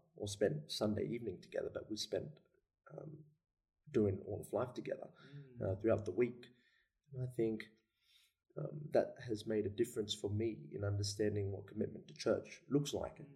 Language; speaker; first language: English; native; English